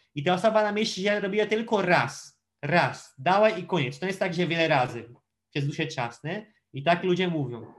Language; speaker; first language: Polish; non-native, fluent; Portuguese